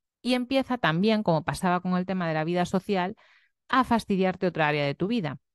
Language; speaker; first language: Spanish; native; Spanish